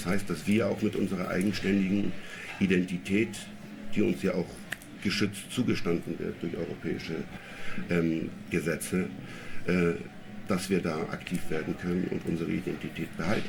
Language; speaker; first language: German; native; German